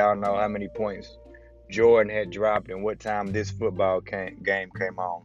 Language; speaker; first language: English; native; English